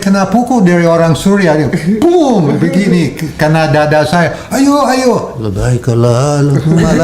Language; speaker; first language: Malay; non-native, fluent; English